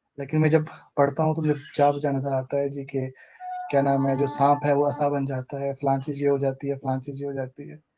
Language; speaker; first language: Urdu; native; Urdu